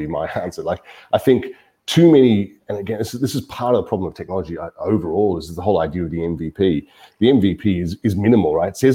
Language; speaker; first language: English; native; English